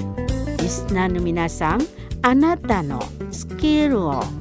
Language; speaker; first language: Japanese; non-native, fluent; Indonesian